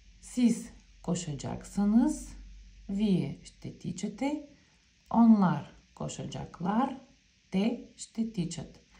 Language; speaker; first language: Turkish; non-native, fluent; Bulgarian